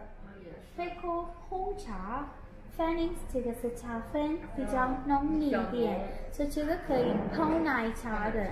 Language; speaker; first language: Chinese; non-native, learner; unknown